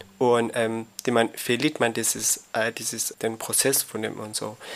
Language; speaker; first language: German; non-native, learner; Persian